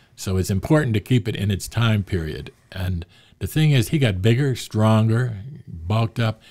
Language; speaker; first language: English; native; English